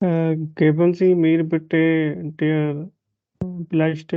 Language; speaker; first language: German; non-native, learner; Urdu